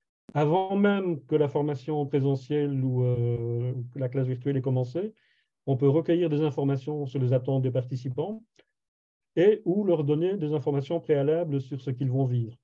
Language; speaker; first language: French; native; French